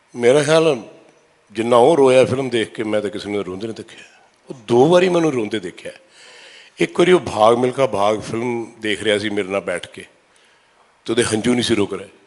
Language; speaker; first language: Punjabi; native; Punjabi